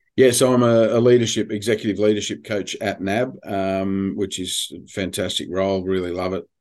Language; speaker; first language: English; native; English